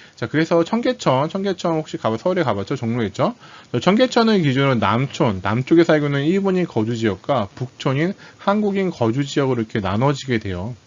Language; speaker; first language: Korean; native; Korean